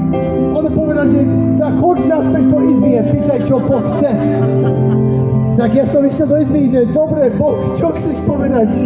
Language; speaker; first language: Slovak; non-native, learner; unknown